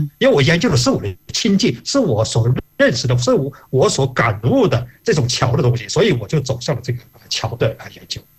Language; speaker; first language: Chinese; non-native, local second language; Hakka Chinese